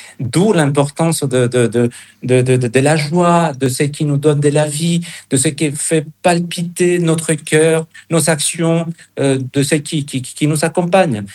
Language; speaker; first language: French; non-native, fluent; Spanish